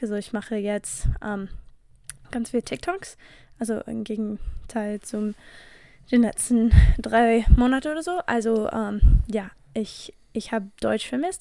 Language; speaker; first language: German; non-native, fluent; English